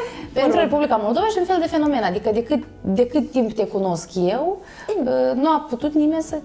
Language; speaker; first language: Romanian; native; Romanian